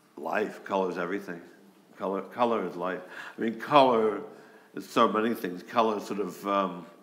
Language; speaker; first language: English; native; English